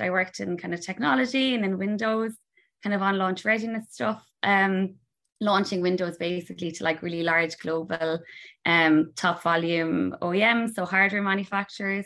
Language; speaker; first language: English; native; English